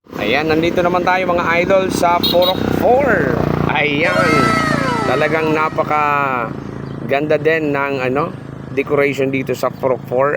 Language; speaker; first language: Filipino; non-native, local second language; Bikol